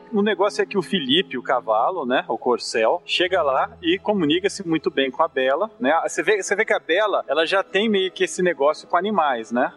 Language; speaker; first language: Portuguese; native; Portuguese